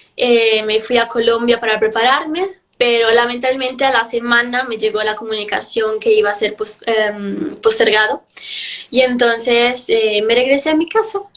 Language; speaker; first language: Spanish; early bilingual, heritage; Italian